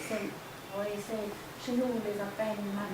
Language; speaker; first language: French; non-native, fluent; Vietnamese